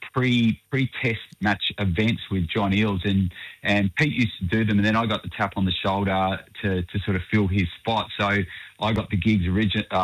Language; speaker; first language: English; native; English